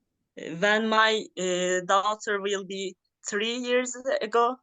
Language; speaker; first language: English; non-native, learner; Turkish